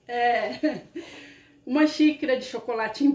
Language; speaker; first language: Portuguese; native; Portuguese